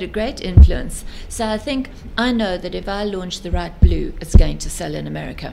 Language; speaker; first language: English; native; English